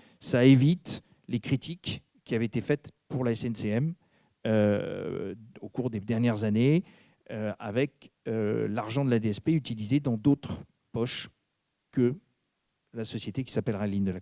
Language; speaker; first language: French; native; French